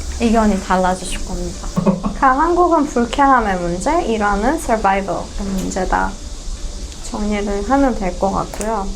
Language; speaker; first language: Korean; non-native, fluent; Persian